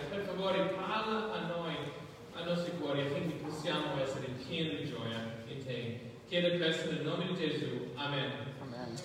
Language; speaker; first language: Italian; non-native, fluent; English